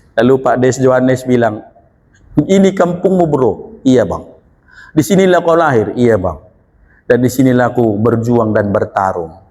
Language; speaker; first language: Indonesian; non-native, local second language; Batak Toba